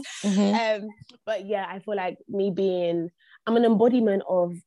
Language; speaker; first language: English; native; English